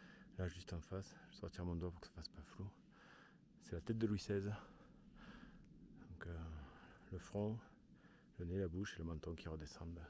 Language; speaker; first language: French; native; French